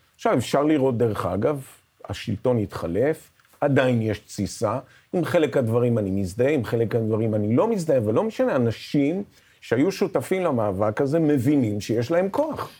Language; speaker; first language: Hebrew; native; Hebrew